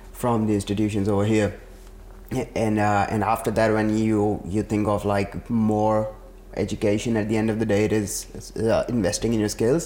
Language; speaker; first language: English; non-native, local second language; Urdu